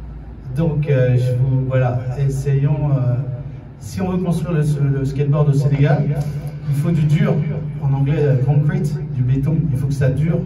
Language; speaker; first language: French; native; French